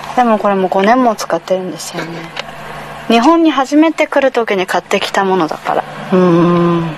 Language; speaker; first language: Japanese; non-native, fluent; Korean